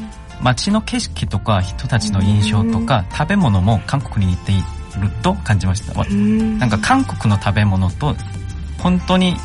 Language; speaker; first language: Japanese; non-native, learner; Korean